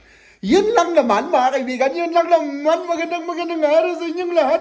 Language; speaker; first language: Filipino; native; Filipino